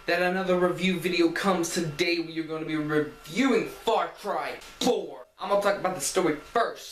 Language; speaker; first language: English; native; English